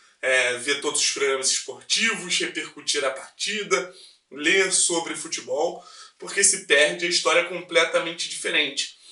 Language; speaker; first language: Portuguese; native; Portuguese